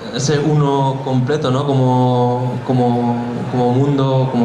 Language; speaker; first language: Spanish; non-native, local second language; Basque